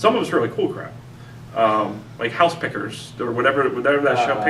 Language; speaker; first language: English; native; English